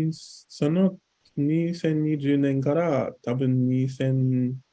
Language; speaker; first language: Japanese; non-native, learner; English